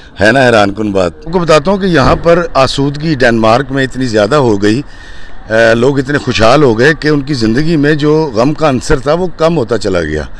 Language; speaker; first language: Urdu; non-native, local second language; Punjabi